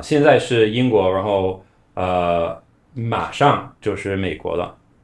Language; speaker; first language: Chinese; non-native, fluent; English